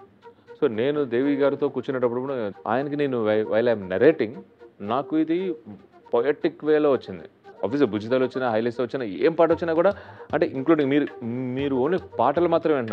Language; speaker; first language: Telugu; native; Telugu